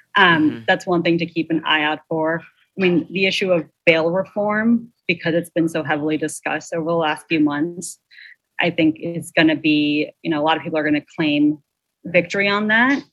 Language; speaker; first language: English; native; English